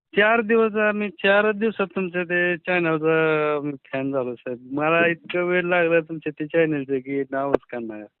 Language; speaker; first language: Marathi; native; Marathi